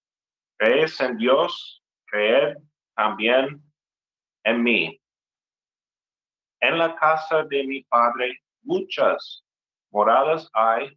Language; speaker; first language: Spanish; non-native, fluent; English